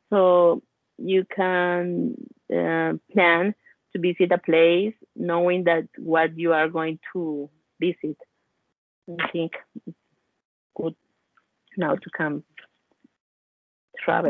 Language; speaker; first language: English; non-native, learner; Spanish